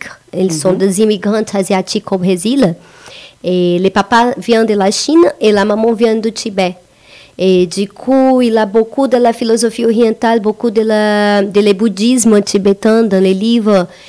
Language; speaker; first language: French; non-native, fluent; Portuguese